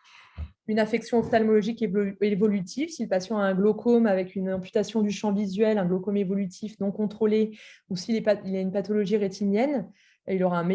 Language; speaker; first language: French; native; French